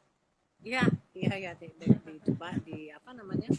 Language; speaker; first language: Indonesian; non-native, fluent; English